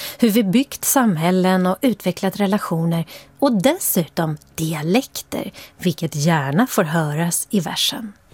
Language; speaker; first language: Swedish; native; Swedish